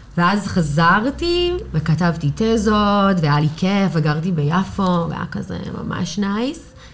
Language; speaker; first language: Hebrew; non-native, fluent; English